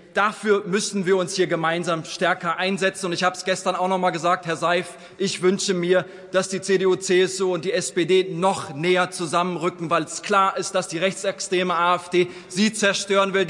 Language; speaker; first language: German; early bilingual, other home language; Turkish